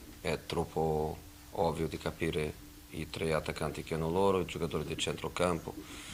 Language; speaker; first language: Italian; non-native, fluent; Portuguese